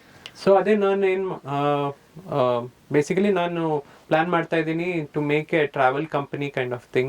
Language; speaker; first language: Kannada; non-native, learner; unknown